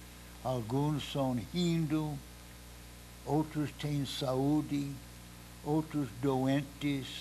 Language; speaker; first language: Portuguese; non-native, fluent; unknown